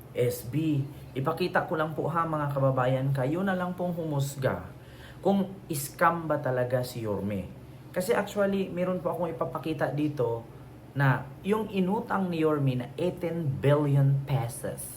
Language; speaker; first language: Filipino; native; Filipino